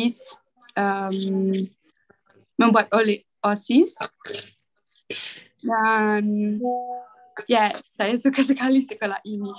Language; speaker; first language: Indonesian; non-native, learner; Italian